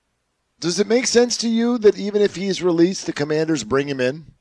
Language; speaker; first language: English; native; English